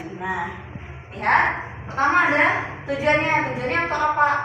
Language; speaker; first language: Indonesian; native; Indonesian